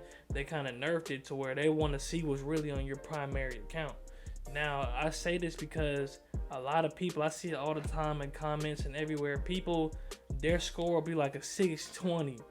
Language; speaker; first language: English; native; English